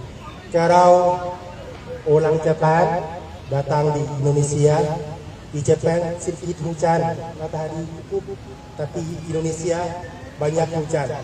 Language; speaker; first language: Indonesian; non-native, learner; Thai